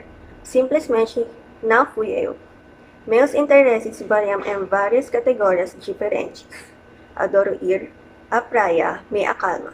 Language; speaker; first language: Portuguese; non-native, learner; Filipino